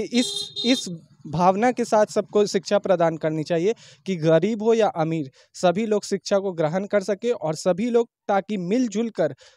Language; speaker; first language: Hindi; native; Hindi